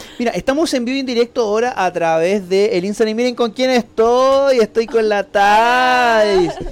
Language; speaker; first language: Spanish; native; Spanish